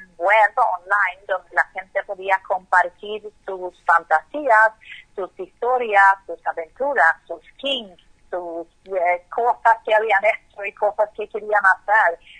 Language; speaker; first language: Spanish; non-native, fluent; Swedish